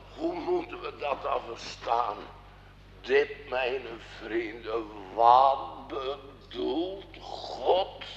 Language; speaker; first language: Dutch; native; Dutch